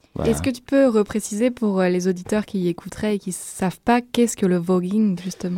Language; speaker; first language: French; native; French